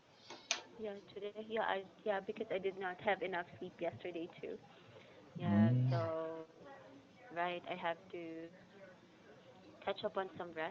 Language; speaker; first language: English; non-native, fluent; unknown